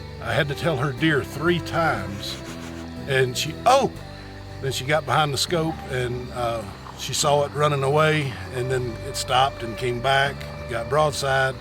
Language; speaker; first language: English; native; English